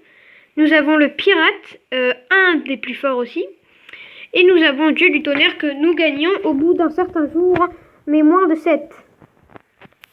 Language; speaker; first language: French; native; French